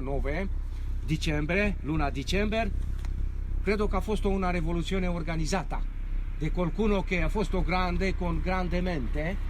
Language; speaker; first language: Italian; non-native, learner; Romanian